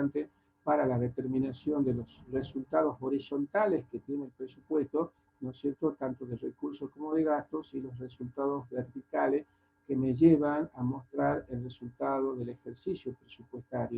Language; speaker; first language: Spanish; native; Spanish